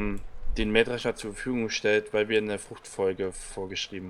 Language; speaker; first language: German; native; German